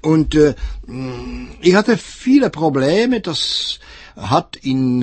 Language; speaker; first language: German; non-native, fluent; Czech